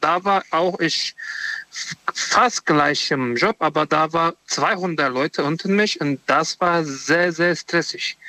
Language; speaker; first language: German; non-native, learner; Romanian